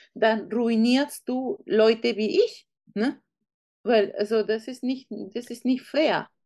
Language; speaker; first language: German; non-native, fluent; Spanish